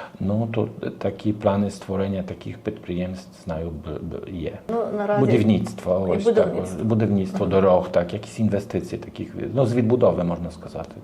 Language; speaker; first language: Ukrainian; non-native, learner; Polish